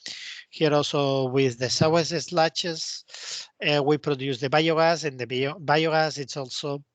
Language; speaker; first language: English; non-native, fluent; Spanish